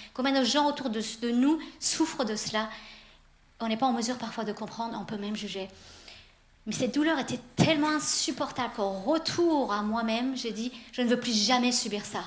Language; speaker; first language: French; early bilingual, other home language; Persian